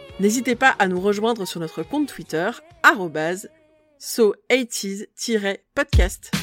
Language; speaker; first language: French; native; French